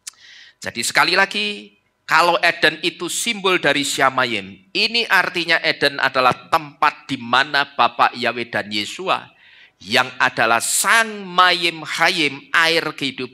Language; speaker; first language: Indonesian; native; Indonesian